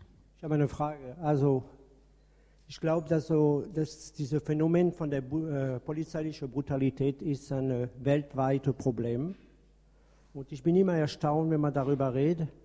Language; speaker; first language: German; non-native, fluent; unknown